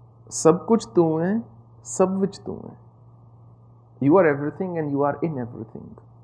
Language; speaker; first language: English; non-native, local second language; Punjabi